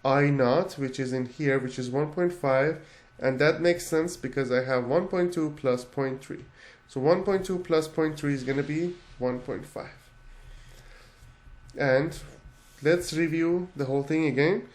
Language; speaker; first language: English; non-native, fluent; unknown